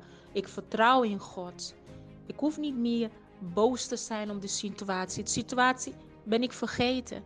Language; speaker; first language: Dutch; non-native, fluent; Portuguese